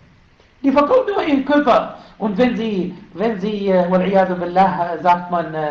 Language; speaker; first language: German; non-native, fluent; Arabic